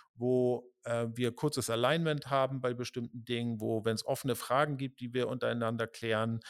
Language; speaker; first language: German; native; German